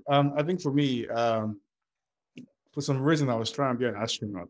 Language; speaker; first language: English; non-native, local second language; Yoruba